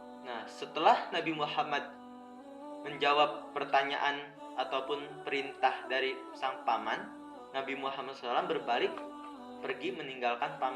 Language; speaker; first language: Indonesian; native; Indonesian